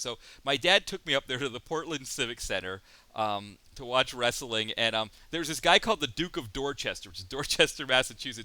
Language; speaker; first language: English; native; English